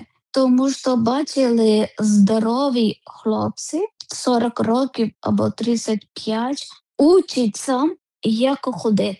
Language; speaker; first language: Ukrainian; non-native, learner; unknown